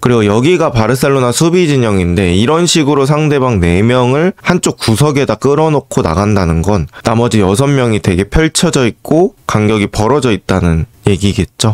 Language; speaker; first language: Korean; native; Korean